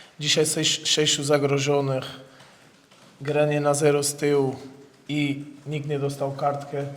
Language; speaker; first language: Polish; non-native, fluent; Portuguese